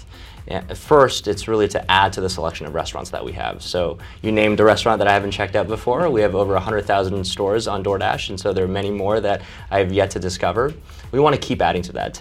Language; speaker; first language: English; early bilingual, other home language; Chinese